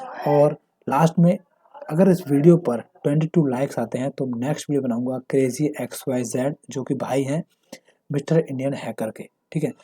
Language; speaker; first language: Hindi; native; Hindi